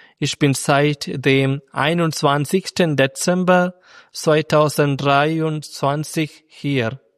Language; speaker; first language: German; non-native, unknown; Malayalam